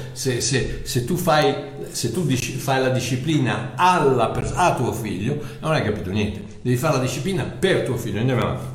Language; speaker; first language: Italian; non-native, fluent; English